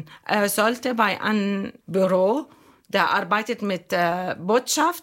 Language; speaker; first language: German; non-native, fluent; Arabic